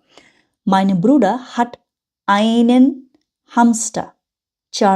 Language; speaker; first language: German; non-native, fluent; Bangla